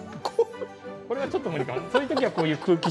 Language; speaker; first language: Japanese; native; Japanese